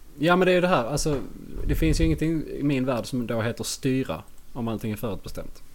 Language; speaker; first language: Swedish; native; Swedish